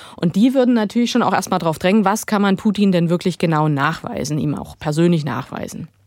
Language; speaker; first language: German; native; German